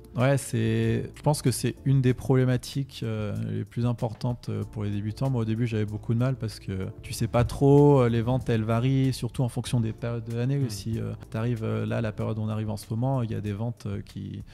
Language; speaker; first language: French; native; French